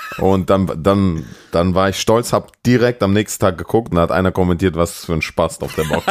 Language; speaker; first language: German; early bilingual, other home language; Russian